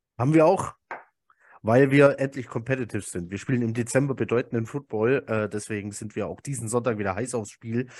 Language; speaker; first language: German; native; German